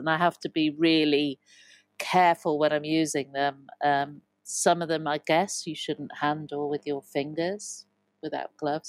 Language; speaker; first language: English; native; English